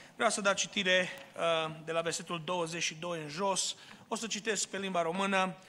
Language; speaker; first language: Romanian; early bilingual, other home language; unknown